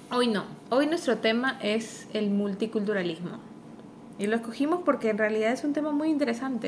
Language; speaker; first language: Spanish; early bilingual, heritage; Spanish